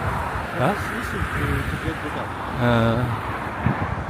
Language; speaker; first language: English; non-native, learner; Spanish